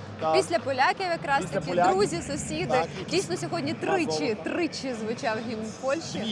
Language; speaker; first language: Ukrainian; native; Ukrainian